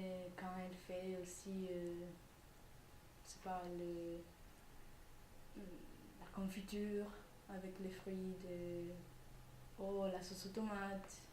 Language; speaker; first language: French; non-native, fluent; Italian